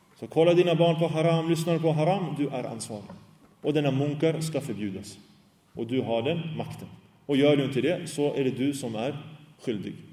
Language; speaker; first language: Swedish; early bilingual, other home language; Arabic